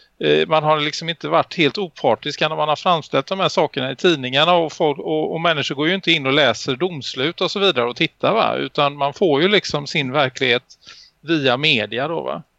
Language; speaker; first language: Swedish; native; Swedish